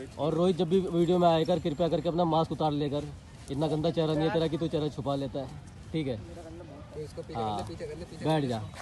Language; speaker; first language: Hindi; non-native, local second language; Bangla